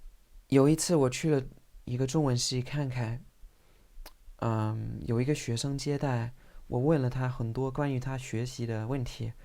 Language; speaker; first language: Chinese; non-native, fluent; English